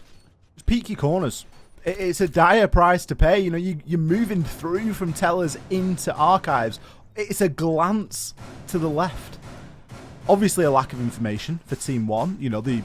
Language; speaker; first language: English; native; English